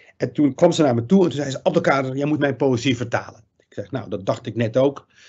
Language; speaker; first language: Dutch; early bilingual, other home language; Riffian